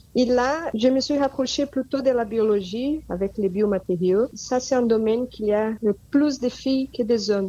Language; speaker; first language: French; non-native, fluent; Portuguese